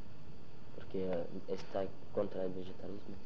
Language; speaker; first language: Spanish; non-native, learner; French